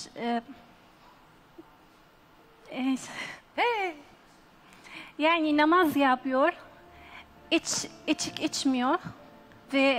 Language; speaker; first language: Turkish; non-native, learner; Arabic